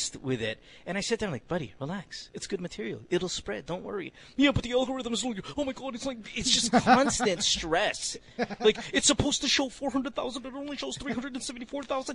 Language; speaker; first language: English; non-native, local second language; Filipino